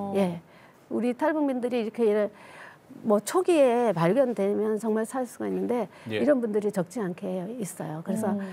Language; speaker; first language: Korean; native; Korean